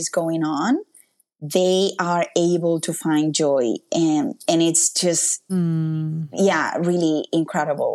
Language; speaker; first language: English; non-native, fluent; Spanish